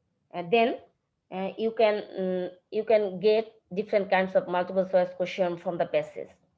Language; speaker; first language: English; non-native, local second language; Bangla